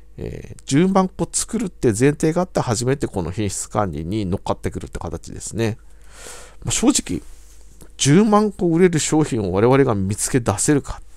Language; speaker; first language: Japanese; native; Japanese